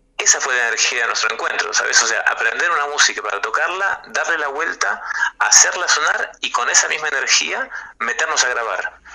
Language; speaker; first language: Spanish; native; Spanish